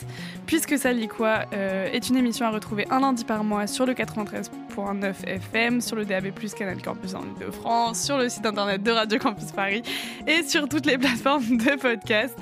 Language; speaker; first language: French; native; French